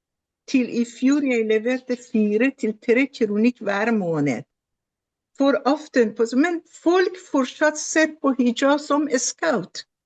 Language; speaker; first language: Norwegian; non-native, fluent; Persian